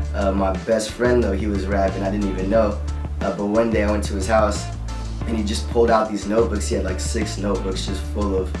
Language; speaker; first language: English; native; English